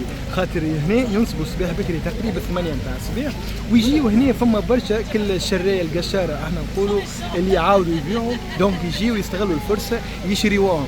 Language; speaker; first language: Arabic; native; Arabic